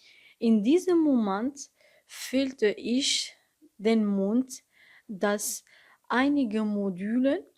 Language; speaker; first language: German; non-native, learner; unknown